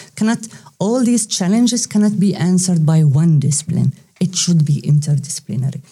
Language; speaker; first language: English; non-native, fluent; Arabic